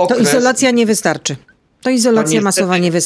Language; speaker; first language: Polish; native; Polish